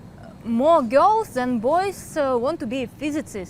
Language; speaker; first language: English; non-native, learner; Ukrainian